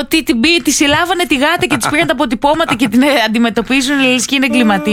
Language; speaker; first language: Greek; native; Greek